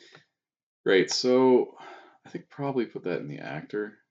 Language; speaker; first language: English; native; English